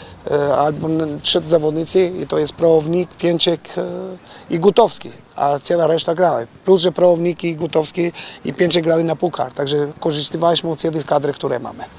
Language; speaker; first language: Polish; non-native, fluent; Albanian